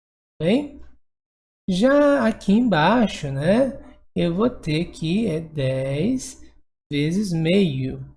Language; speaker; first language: Portuguese; native; Portuguese